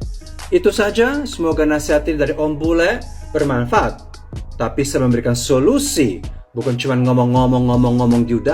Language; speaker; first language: Indonesian; non-native, fluent; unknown